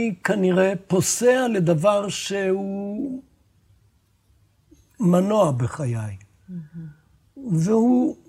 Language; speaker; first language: Hebrew; native; Hebrew